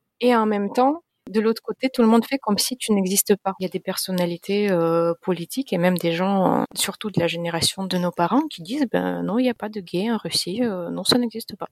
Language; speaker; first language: French; non-native, fluent; Russian